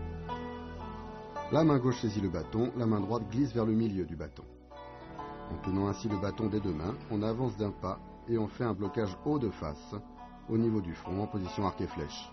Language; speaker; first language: French; non-native, fluent; Chinese